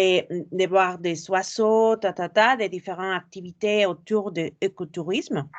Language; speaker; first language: French; non-native, fluent; Spanish